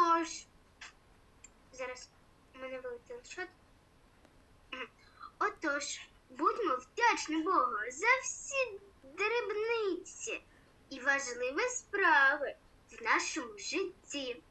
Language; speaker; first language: Ukrainian; non-native, local second language; Russian